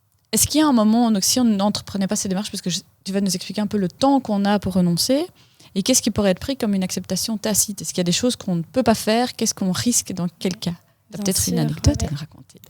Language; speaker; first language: French; native; French